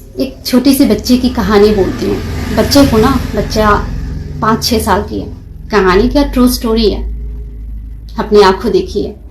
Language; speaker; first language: Hindi; non-native, local second language; Kok Borok